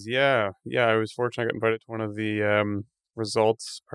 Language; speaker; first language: English; native; English